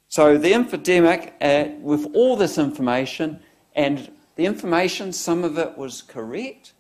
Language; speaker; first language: English; native; English